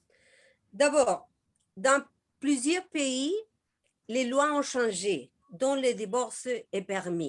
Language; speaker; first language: French; non-native, learner; Spanish